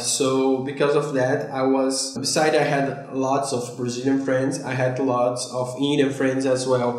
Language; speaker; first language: English; non-native, fluent; Portuguese